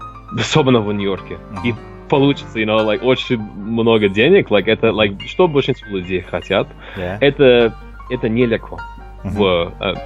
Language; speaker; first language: Russian; non-native, learner; English